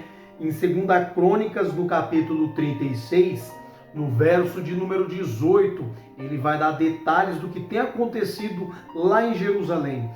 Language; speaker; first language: Portuguese; native; Portuguese